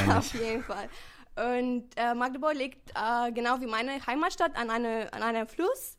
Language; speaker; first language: German; non-native, fluent; Bulgarian